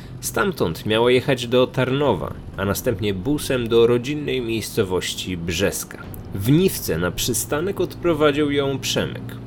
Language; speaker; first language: Polish; native; Polish